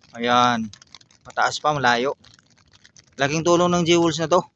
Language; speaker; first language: Filipino; native; Filipino